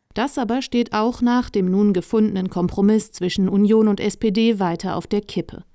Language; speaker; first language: German; native; German